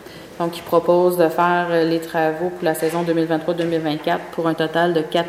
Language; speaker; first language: French; native; French